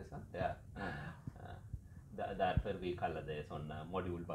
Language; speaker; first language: Norwegian; non-native, learner; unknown